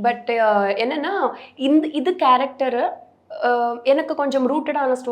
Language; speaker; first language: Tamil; non-native, learner; Telugu